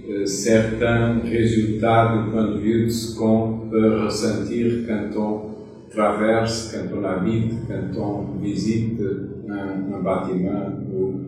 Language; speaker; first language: French; non-native, fluent; Portuguese